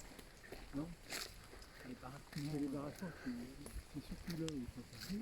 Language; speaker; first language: French; native; French